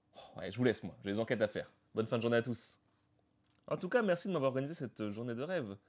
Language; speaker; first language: French; native; French